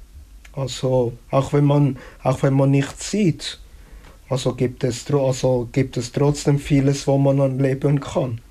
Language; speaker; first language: German; early bilingual, other home language; Italian